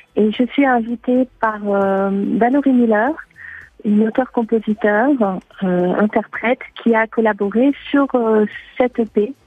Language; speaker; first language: French; native; French